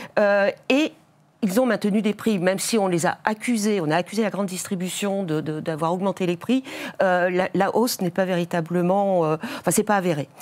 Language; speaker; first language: French; native; French